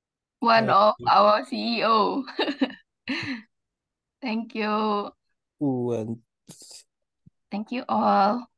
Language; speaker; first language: English; non-native, learner; Indonesian